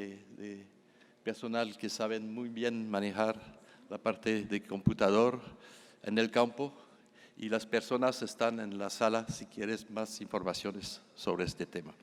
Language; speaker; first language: Spanish; non-native, fluent; French